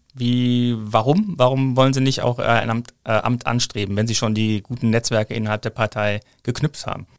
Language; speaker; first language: German; native; German